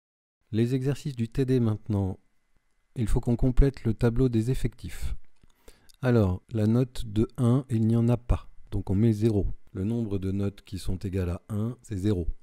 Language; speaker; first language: French; native; French